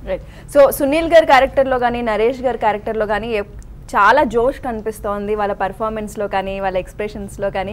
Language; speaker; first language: Telugu; native; Telugu